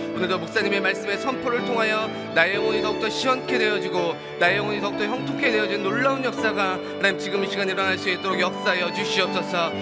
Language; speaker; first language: Korean; native; Korean